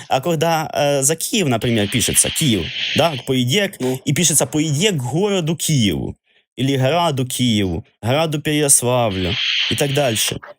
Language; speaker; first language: Russian; non-native, local second language; Ukrainian